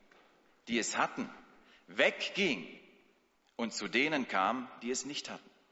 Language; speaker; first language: German; native; German